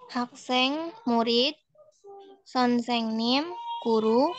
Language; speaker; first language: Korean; non-native, learner; Indonesian